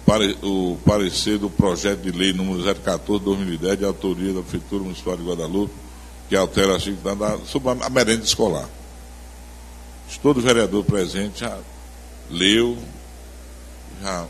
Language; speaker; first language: Portuguese; native; Portuguese